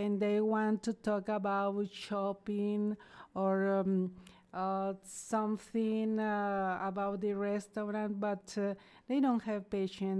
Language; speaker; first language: English; non-native, fluent; Spanish